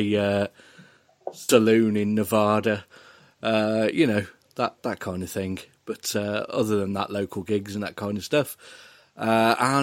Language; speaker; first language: English; native; English